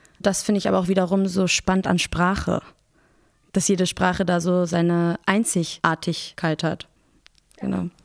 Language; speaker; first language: German; early bilingual, other home language; Persian